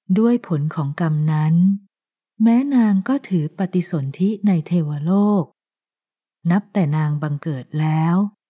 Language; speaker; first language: Thai; native; Thai